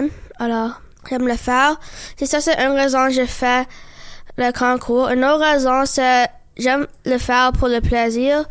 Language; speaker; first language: French; early bilingual, other home language; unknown